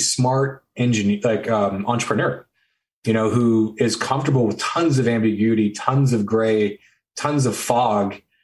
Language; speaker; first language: English; native; English